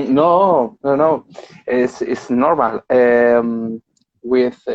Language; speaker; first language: English; non-native, learner; Spanish